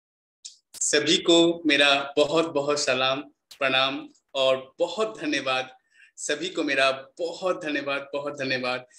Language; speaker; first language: Hindi; native; Hindi